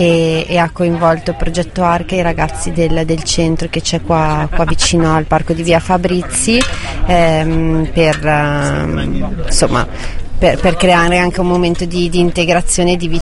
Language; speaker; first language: Italian; native; Italian